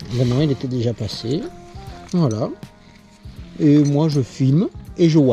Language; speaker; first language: French; native; French